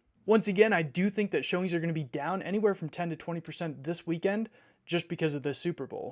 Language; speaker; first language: English; native; English